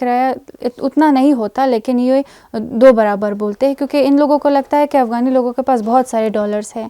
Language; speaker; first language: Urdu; non-native, fluent; Persian